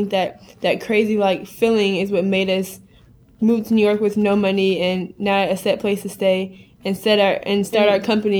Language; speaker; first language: English; native; English